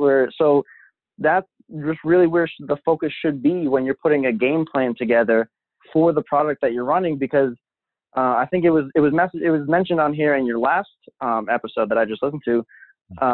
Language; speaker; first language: English; native; English